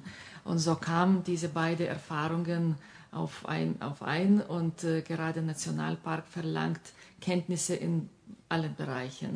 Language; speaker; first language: German; non-native, fluent; Lithuanian